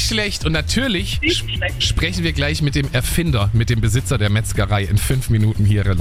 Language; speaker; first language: German; native; German